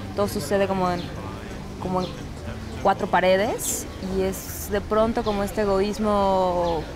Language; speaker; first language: Spanish; native; Spanish